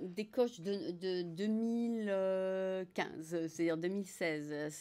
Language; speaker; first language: French; native; French